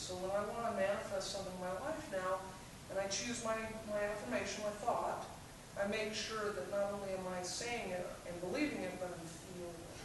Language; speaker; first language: English; native; English